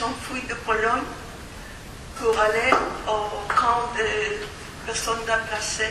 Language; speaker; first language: French; non-native, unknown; Polish